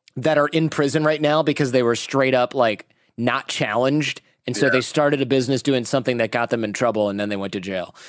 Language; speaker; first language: English; native; English